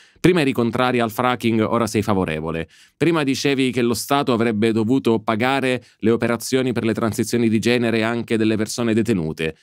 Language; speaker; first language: Italian; native; Italian